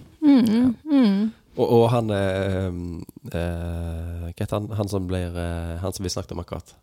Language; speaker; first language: Norwegian; native; Norwegian